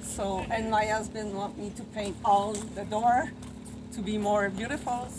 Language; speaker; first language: English; non-native, learner; French